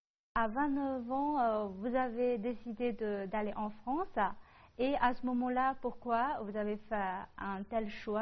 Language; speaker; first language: French; non-native, fluent; Chinese